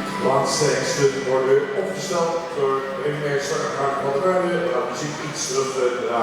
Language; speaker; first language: Dutch; native; Dutch